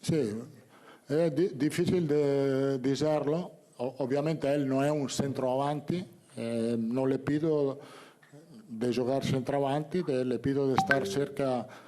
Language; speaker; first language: Portuguese; non-native, learner; Italian